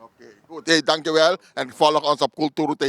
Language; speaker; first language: Dutch; native; Dutch